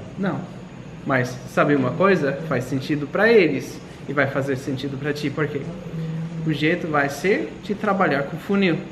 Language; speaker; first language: Portuguese; non-native, fluent; English